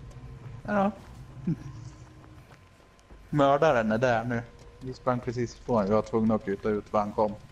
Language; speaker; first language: Swedish; native; Swedish